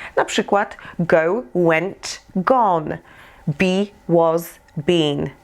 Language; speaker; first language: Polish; native; Polish